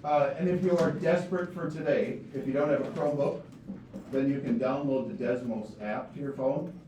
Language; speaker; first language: English; native; English